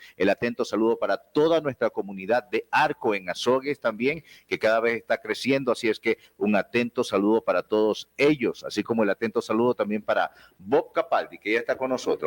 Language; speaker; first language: Spanish; native; Spanish